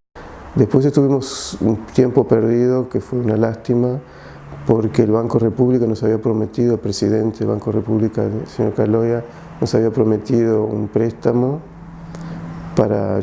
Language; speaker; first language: Spanish; native; Spanish